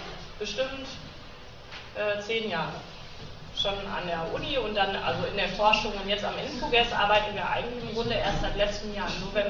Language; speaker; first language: German; native; German